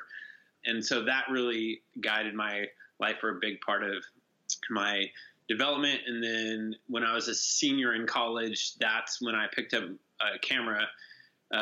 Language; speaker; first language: English; native; English